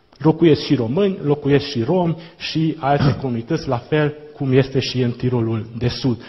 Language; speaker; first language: Romanian; non-native, local second language; Hungarian